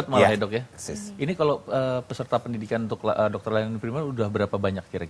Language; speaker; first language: Indonesian; native; Indonesian